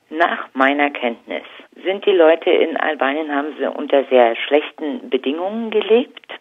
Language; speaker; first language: German; native; German